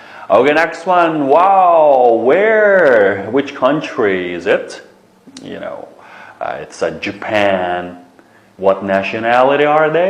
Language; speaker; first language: English; non-native, fluent; Uyghur